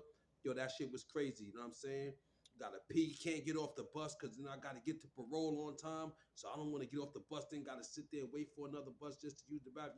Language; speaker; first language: English; native; English